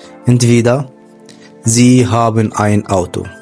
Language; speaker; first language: German; non-native, fluent; Arabic